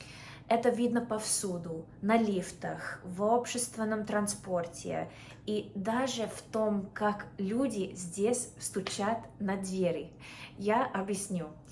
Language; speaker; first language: Russian; non-native, fluent; English